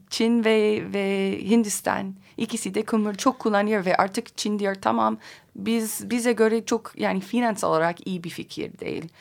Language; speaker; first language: Turkish; non-native, learner; English